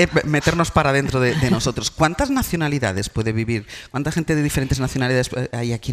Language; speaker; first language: Spanish; native; Spanish